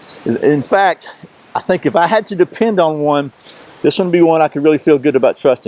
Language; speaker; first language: English; native; English